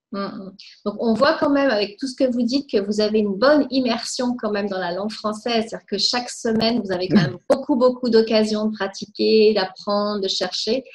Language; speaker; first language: French; native; French